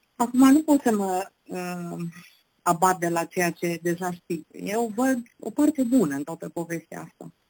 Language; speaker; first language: Romanian; native; Romanian